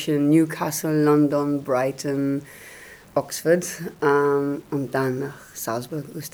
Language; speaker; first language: German; non-native, learner; Hebrew